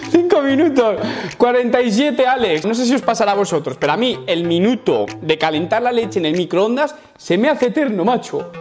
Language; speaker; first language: Spanish; native; Spanish